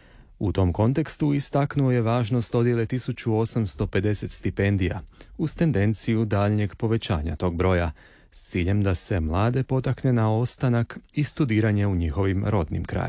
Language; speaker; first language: Serbian; native; Serbian